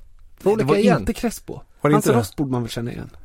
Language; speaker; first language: Swedish; native; Swedish